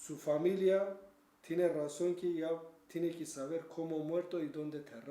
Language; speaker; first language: Spanish; non-native, learner; Kurdish